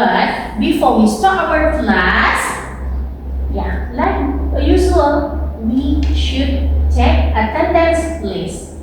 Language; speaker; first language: English; non-native, learner; Indonesian